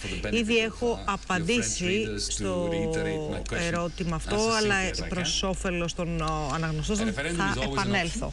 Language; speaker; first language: Greek; native; Greek